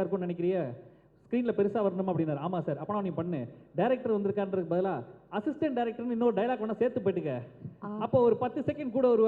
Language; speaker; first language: Tamil; native; Tamil